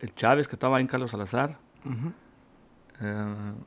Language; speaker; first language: Spanish; native; Spanish